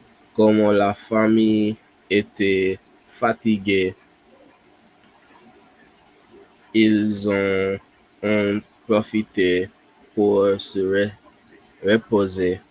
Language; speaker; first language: French; non-native, learner; English